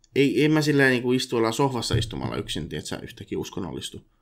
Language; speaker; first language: Finnish; native; Finnish